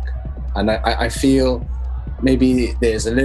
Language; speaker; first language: English; non-native, local second language; Cantonese